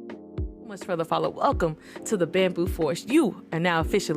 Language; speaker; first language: English; native; English